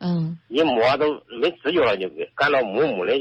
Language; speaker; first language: Chinese; native; Chinese